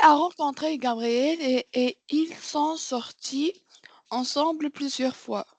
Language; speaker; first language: French; non-native, learner; Arabic